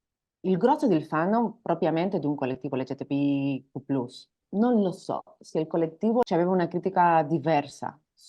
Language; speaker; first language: Italian; non-native, learner; Spanish